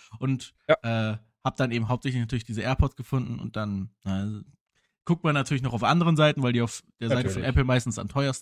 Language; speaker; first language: German; native; German